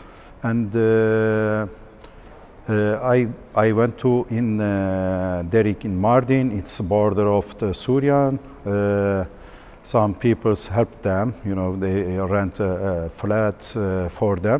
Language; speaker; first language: English; non-native, learner; Turkish